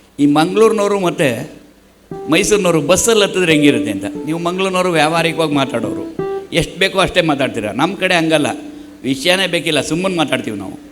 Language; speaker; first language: Kannada; native; Kannada